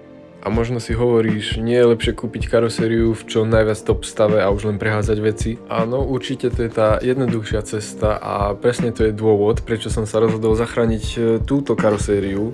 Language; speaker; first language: Slovak; native; Slovak